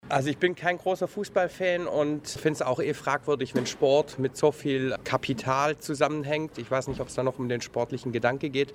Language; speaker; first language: German; native; German